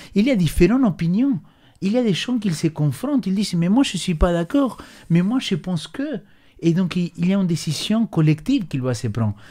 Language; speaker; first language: French; non-native, fluent; Spanish